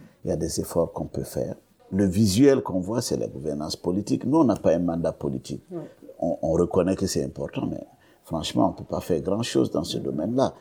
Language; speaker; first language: French; non-native, local second language; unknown